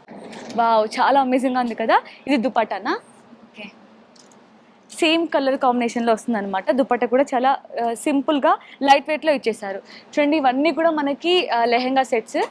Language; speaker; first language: Telugu; native; Telugu